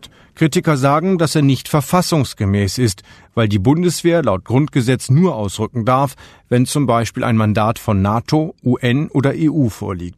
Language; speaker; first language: German; native; German